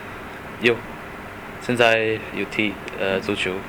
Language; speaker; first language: Chinese; non-native, learner; English